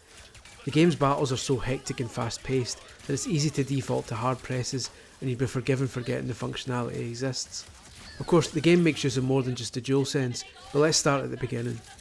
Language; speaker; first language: English; native; English